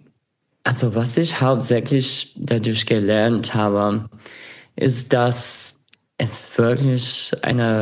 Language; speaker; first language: German; non-native, fluent; English